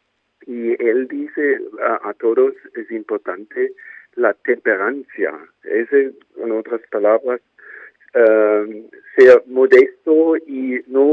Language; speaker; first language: Spanish; non-native, fluent; German